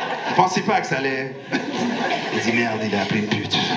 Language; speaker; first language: French; non-native, local second language; Punjabi